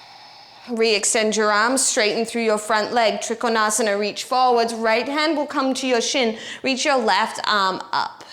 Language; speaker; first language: English; native; English